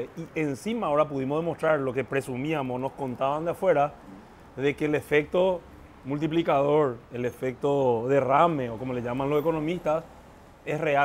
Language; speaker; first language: Spanish; native; Spanish